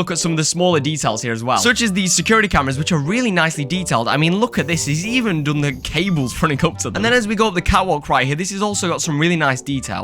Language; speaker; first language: English; native; English